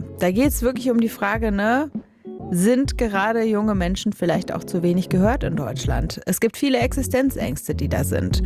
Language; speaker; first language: German; native; German